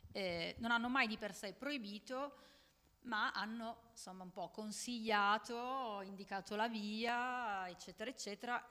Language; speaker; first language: Italian; native; Italian